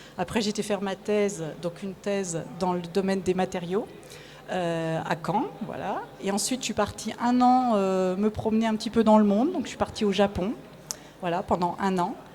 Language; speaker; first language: French; native; French